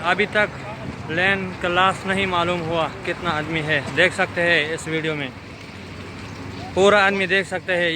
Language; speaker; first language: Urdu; non-native, local second language; Pashto